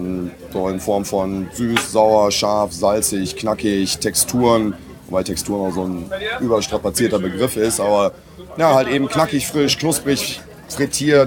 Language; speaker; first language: German; native; German